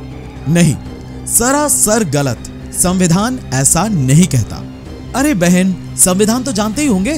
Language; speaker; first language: Hindi; non-native, local second language; Bangla